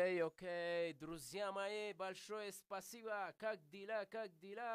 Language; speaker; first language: Russian; non-native, learner; Spanish